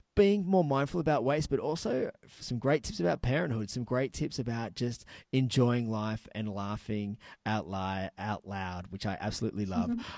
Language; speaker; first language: English; native; English